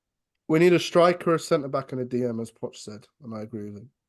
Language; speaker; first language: English; native; English